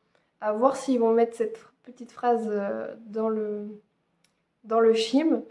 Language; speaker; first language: French; native; French